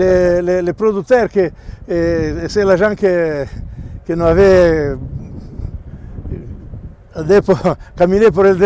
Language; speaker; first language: French; non-native, learner; Portuguese